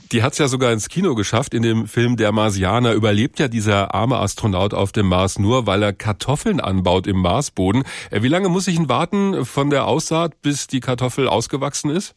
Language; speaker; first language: German; native; German